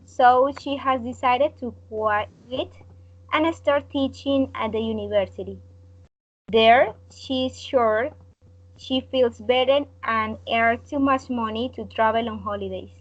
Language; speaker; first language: English; non-native, learner; Spanish